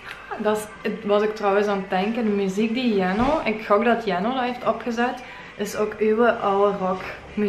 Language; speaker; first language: Dutch; native; Dutch